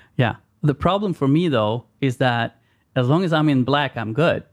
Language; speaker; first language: English; non-native, fluent; Swedish